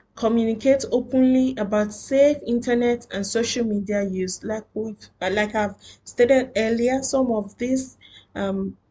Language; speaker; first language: English; non-native, local second language; Yoruba